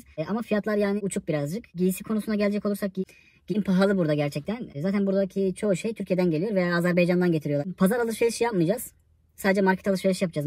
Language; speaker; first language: Turkish; native; Turkish